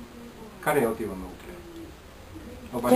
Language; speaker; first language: Bulgarian; non-native, learner; Finnish